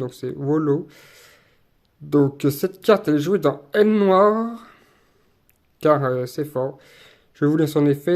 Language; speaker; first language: French; native; French